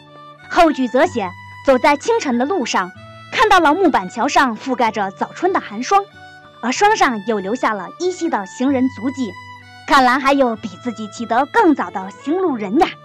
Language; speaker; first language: Chinese; native; Chinese